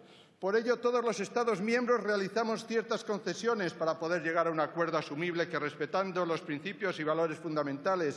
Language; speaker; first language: Spanish; native; Spanish